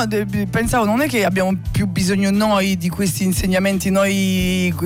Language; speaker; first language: Italian; native; Italian